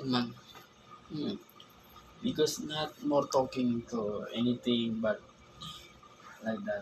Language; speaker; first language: English; non-native, learner; Filipino